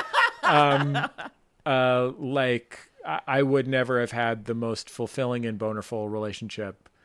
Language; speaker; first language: English; native; English